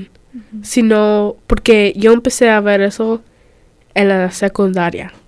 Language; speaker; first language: Spanish; early bilingual, other home language; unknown